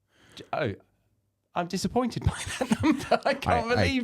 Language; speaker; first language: English; native; English